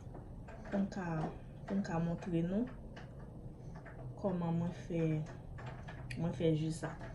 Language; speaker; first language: French; non-native, learner; Haitian Creole